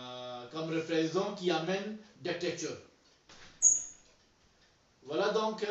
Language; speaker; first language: French; non-native, learner; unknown